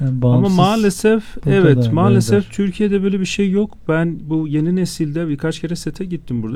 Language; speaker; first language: Turkish; non-native, fluent; Azerbaijani